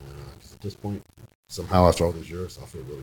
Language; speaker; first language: English; native; English